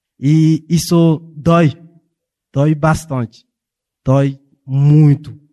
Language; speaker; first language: Portuguese; non-native, fluent; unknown